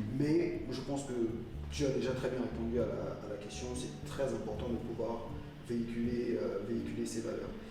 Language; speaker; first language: French; native; French